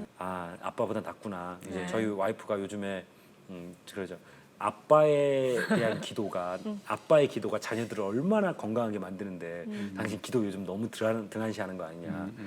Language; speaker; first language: Korean; native; Korean